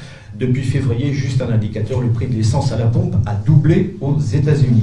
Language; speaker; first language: French; native; French